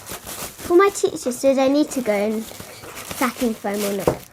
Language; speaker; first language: English; native; English